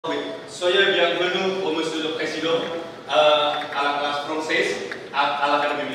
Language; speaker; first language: French; non-native, learner; Indonesian